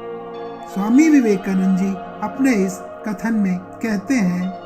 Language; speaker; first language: Hindi; native; Hindi